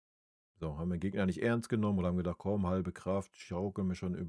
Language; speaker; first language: German; native; German